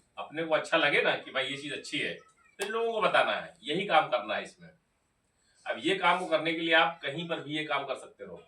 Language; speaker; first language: Hindi; native; Hindi